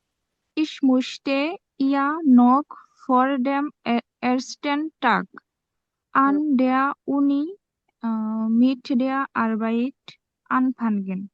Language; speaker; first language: German; non-native, learner; Bangla